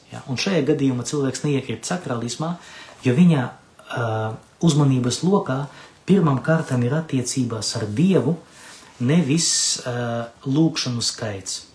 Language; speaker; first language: Latvian; non-native, local second language; Russian